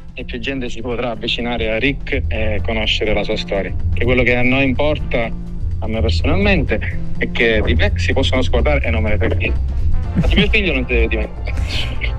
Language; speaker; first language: Italian; native; Italian